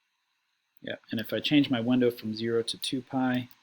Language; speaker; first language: English; native; English